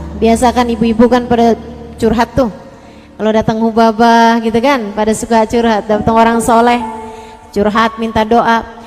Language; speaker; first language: Indonesian; native; Indonesian